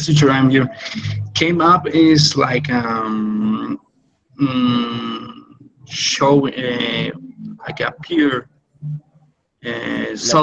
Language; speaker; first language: English; non-native, learner; Spanish